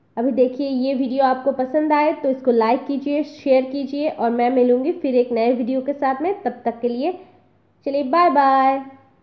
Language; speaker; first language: Hindi; non-native, local second language; Bangla